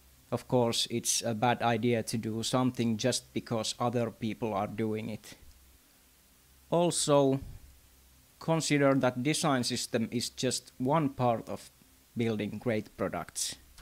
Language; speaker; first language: English; non-native, fluent; Finnish